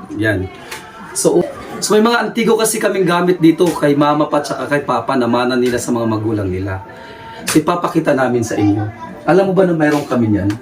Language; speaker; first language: Filipino; non-native, local second language; Cebuano